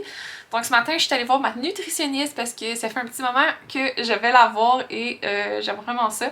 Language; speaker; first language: French; native; French